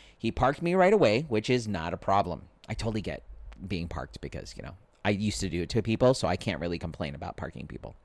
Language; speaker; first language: English; native; English